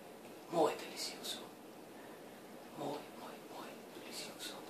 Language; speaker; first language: Spanish; non-native, learner; English